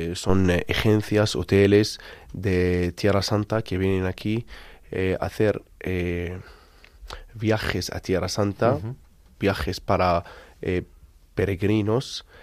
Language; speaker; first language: Spanish; non-native, learner; Arabic